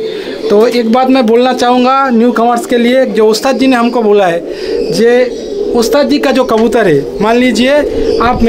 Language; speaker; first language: Hindi; non-native, local second language; Bangla